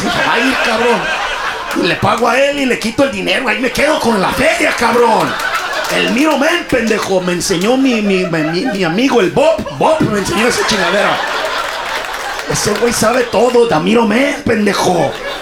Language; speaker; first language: Spanish; early bilingual, other home language; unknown